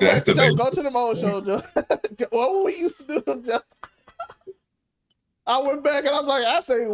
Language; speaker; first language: English; native; English